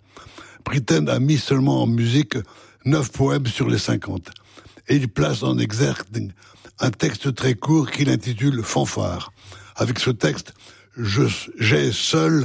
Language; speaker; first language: French; native; French